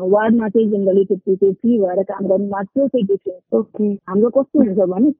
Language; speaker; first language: Nepali; non-native, local second language; Maithili